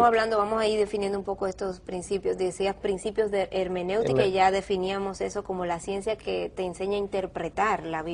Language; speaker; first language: Spanish; native; Spanish